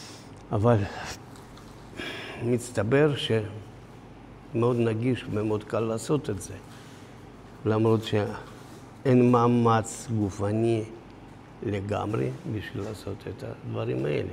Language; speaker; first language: Hebrew; non-native, fluent; Russian